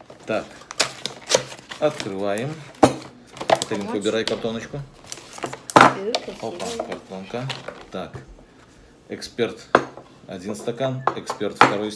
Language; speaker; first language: Russian; native; Russian